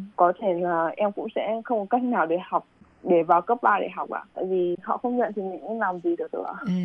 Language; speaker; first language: Vietnamese; native; Vietnamese